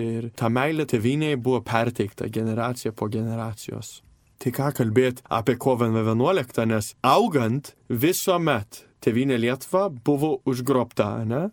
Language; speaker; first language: Lithuanian; early bilingual, heritage; Lithuanian